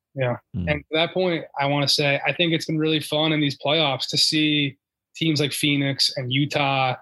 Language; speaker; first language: English; native; English